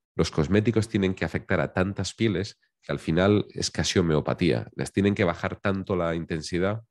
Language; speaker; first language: Spanish; native; Spanish